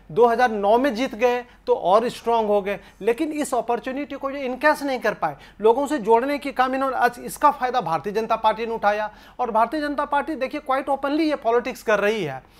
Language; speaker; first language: Hindi; native; Hindi